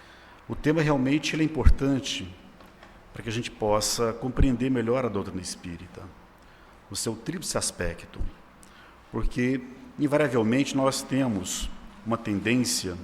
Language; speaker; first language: Portuguese; native; Portuguese